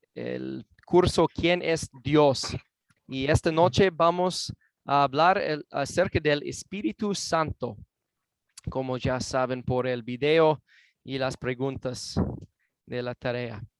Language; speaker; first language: Spanish; non-native, fluent; English